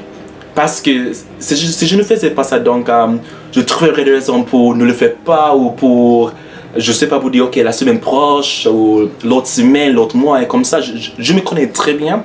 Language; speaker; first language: French; non-native, learner; English